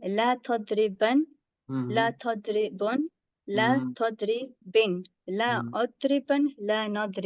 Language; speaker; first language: Arabic; non-native, learner; English